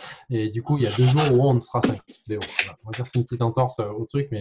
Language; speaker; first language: French; native; French